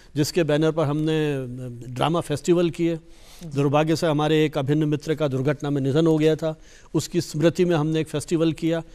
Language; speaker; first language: Hindi; native; Hindi